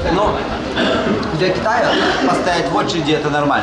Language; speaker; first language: Russian; native; Russian